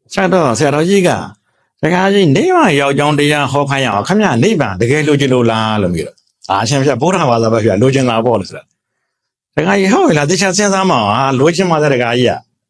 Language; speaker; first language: Burmese; native; Burmese